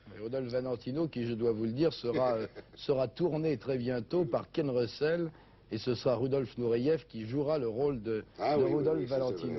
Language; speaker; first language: French; native; French